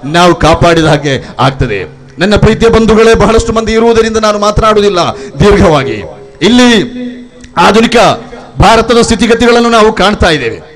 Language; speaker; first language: Kannada; native; Kannada